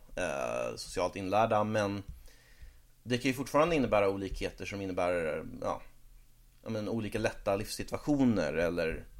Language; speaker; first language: Swedish; native; Swedish